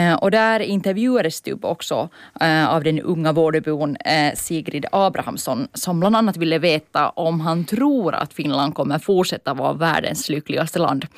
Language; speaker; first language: Swedish; native; Swedish